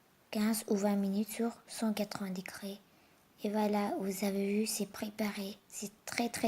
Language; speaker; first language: French; non-native, learner; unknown